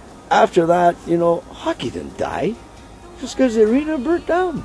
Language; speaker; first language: English; native; English